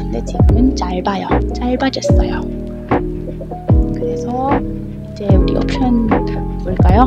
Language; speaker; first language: Korean; non-native, learner; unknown